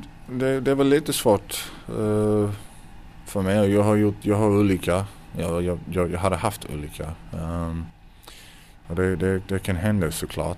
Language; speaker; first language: Swedish; non-native, fluent; English